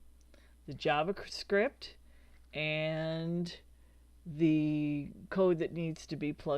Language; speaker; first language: English; native; English